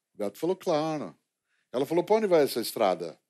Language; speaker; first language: Portuguese; native; Portuguese